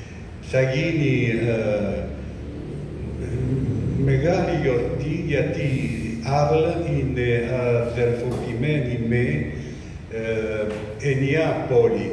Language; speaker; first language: Greek; early bilingual, heritage; French